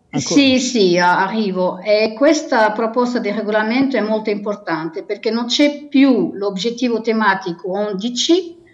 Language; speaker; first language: Italian; non-native, fluent; Portuguese